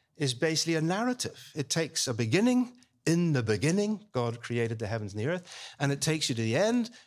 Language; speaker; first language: English; native; English